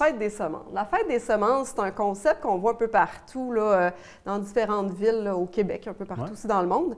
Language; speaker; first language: French; native; French